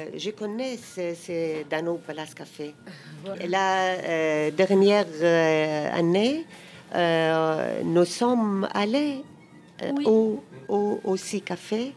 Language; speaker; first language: French; non-native, learner; Arabic